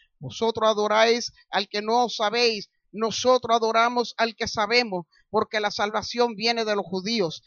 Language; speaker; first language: Spanish; early bilingual, heritage; Spanish